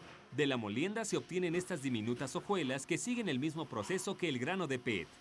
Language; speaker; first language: Spanish; native; Spanish